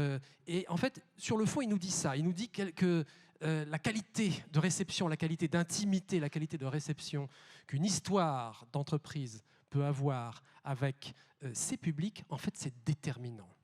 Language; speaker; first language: French; native; French